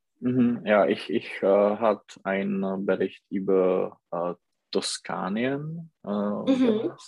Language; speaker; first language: German; non-native, learner; Czech